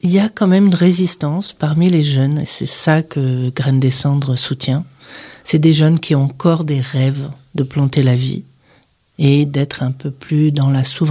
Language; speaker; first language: French; non-native, local second language; Arabic